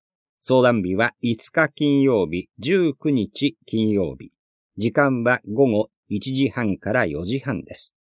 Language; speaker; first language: Japanese; native; Japanese